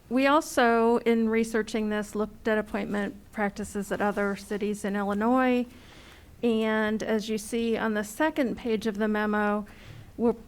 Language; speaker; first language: English; native; English